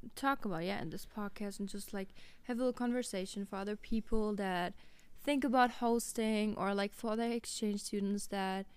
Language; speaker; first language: English; non-native, fluent; German